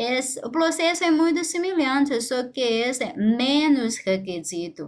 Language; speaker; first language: Portuguese; non-native, fluent; Chinese